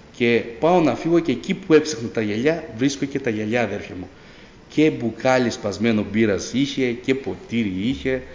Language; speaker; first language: Greek; early bilingual, other home language; Albanian